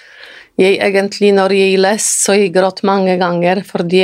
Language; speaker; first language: Norwegian; non-native, fluent; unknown